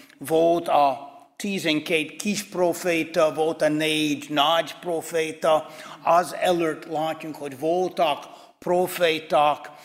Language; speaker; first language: Hungarian; non-native, fluent; English